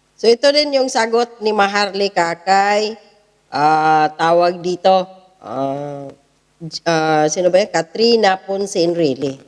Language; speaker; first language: Filipino; native; Filipino